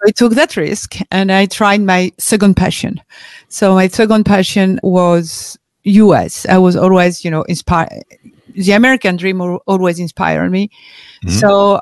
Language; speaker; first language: English; non-native, fluent; French